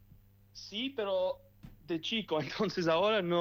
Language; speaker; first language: Spanish; early bilingual, heritage; English